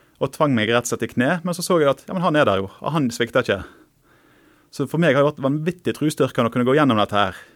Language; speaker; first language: Norwegian; native; Norwegian